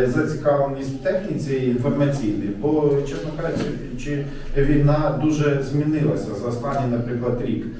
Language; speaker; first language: Ukrainian; native; Ukrainian